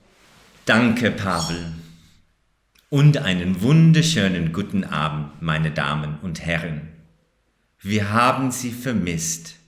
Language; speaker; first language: German; non-native, fluent; English